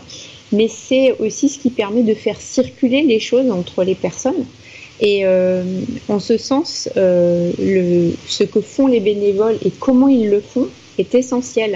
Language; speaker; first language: French; native; French